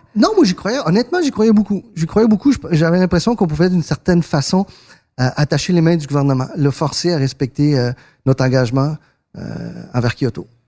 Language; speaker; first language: French; early bilingual, other home language; Spanish